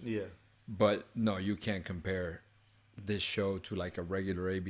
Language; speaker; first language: English; early bilingual, other home language; Spanish